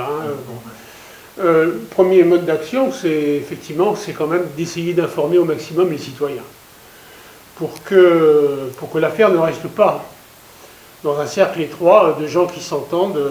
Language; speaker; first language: French; native; French